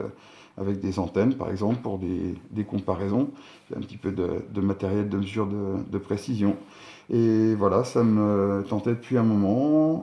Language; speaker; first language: French; native; French